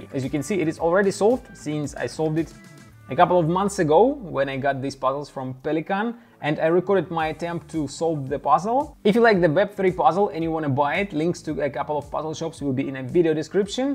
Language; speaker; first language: English; non-native, fluent; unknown